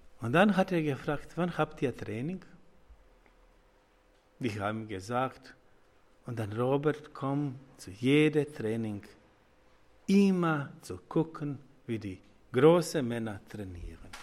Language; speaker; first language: German; non-native, learner; Croatian